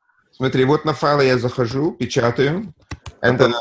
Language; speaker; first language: Russian; early bilingual, heritage; Russian